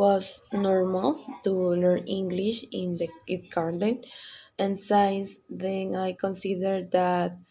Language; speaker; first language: English; non-native, learner; Spanish